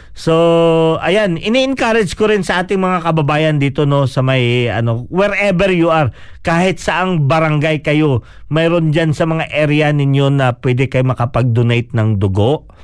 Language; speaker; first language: Filipino; non-native, local second language; Cebuano